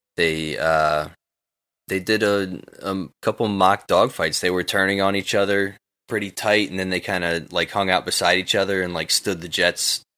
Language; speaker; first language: English; native; English